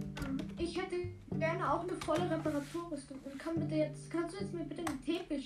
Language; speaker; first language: German; native; German